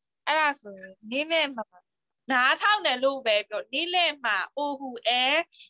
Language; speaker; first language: Korean; non-native, learner; Burmese